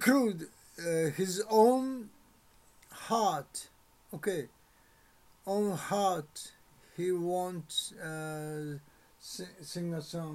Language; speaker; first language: English; non-native, learner; Japanese